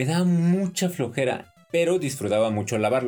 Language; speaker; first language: Spanish; native; Spanish